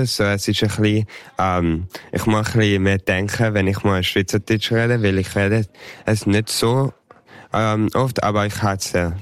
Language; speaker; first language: German; early bilingual, heritage; English